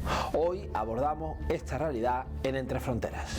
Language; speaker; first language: Spanish; native; Spanish